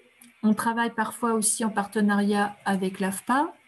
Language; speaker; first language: French; native; French